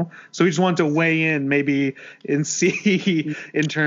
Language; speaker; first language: English; native; English